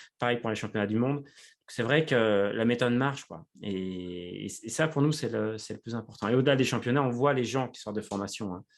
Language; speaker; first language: French; native; French